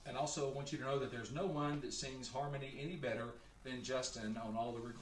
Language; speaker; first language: English; native; English